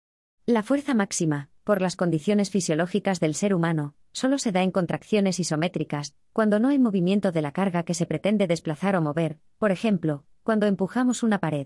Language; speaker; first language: Spanish; native; Spanish